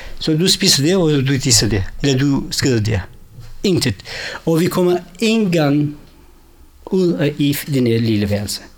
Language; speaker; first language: Danish; non-native, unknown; Kurdish